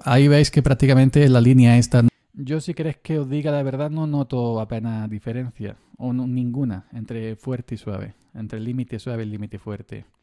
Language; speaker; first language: Spanish; native; Spanish